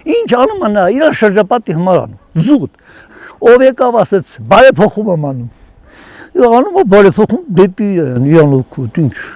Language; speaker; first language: Armenian; native; Armenian